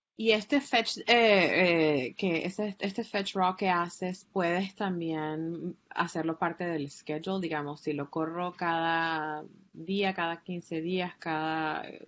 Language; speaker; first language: Spanish; native; Spanish